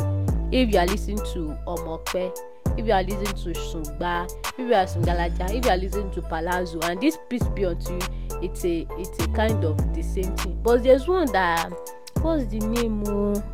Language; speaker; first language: English; non-native, local second language; Yoruba